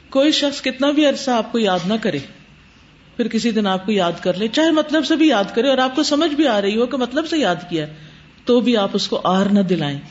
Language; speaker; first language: Urdu; native; Urdu